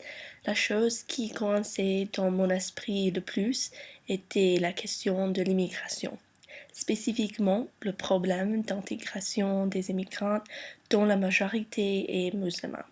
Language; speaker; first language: French; non-native, learner; English